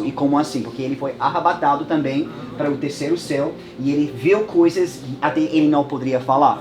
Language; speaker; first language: Portuguese; non-native, fluent; English